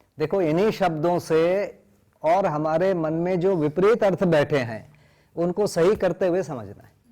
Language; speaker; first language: Hindi; non-native, local second language; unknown